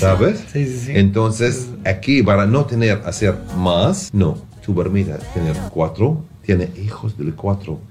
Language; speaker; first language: Spanish; non-native, learner; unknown